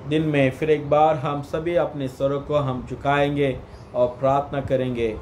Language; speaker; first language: Hindi; non-native, local second language; Kannada